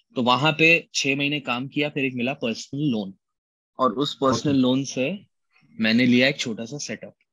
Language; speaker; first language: Hindi; native; Hindi